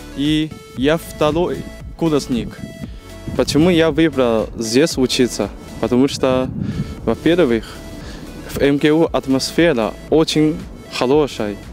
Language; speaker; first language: Russian; non-native, learner; Chinese